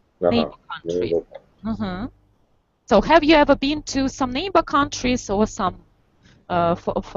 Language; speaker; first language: English; non-native, fluent; Russian